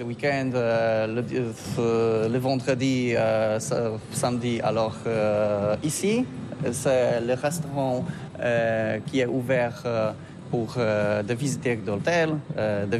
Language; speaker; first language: French; non-native, learner; Polish